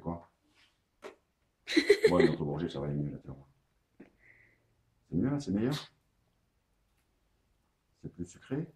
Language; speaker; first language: French; native; French